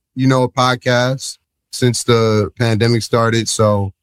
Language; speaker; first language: English; native; English